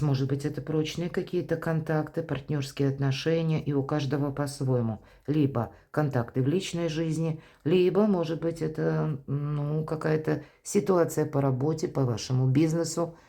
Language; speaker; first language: Russian; native; Russian